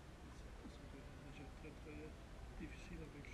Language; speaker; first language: French; non-native, fluent; Dutch